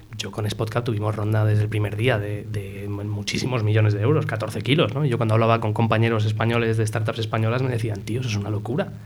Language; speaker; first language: Spanish; native; Spanish